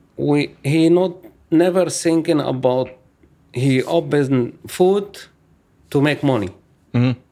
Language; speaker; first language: English; non-native, learner; Arabic